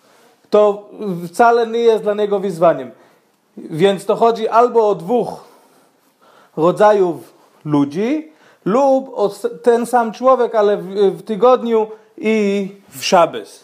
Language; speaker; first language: Polish; non-native, fluent; Hebrew